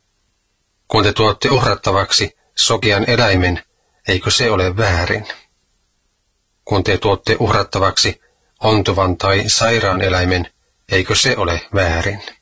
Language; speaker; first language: Finnish; native; Finnish